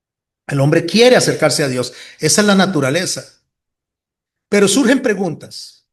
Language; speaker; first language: Spanish; native; Spanish